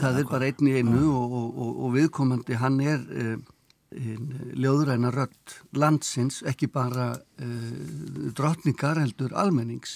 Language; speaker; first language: Icelandic; native; Icelandic